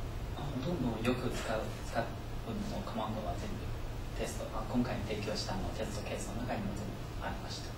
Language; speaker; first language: Japanese; non-native, fluent; Chinese